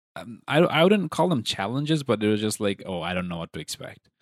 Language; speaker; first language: English; non-native, local second language; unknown